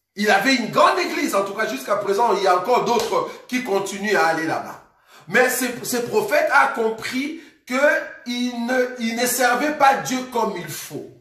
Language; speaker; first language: French; non-native, local second language; Lingala